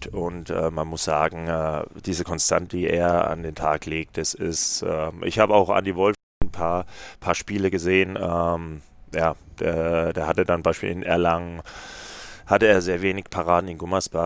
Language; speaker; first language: German; native; German